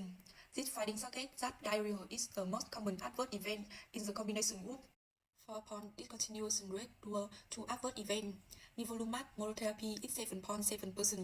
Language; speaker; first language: English; non-native, learner; Vietnamese